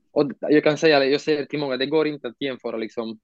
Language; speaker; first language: Swedish; non-native, fluent; Romanian